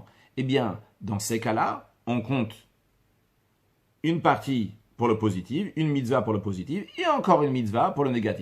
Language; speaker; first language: French; native; French